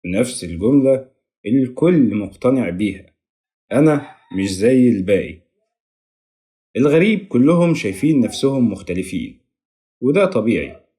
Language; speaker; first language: Arabic; native; Arabic